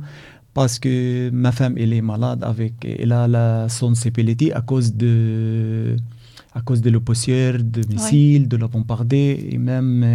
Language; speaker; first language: French; non-native, learner; Arabic